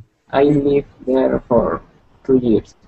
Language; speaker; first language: English; non-native, learner; Spanish